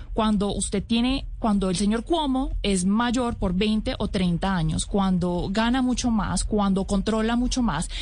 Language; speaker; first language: Spanish; native; Spanish